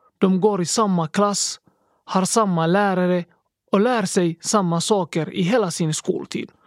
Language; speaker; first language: Swedish; early bilingual, other home language; Somali